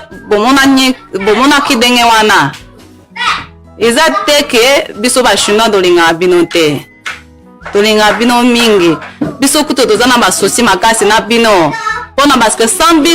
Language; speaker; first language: Lingala; non-native, fluent; Chinese